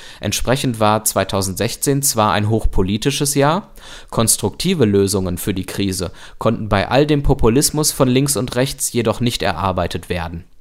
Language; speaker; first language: German; native; German